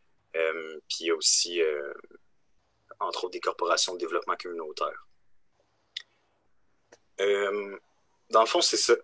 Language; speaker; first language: French; native; French